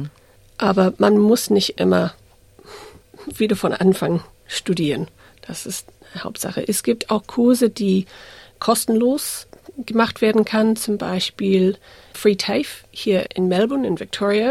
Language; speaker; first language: German; non-native, fluent; English